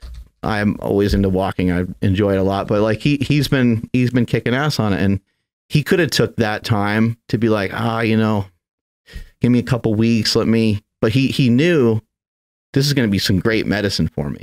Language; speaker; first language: English; native; English